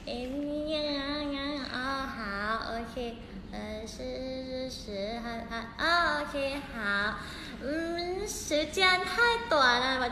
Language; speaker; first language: Chinese; non-native, learner; Thai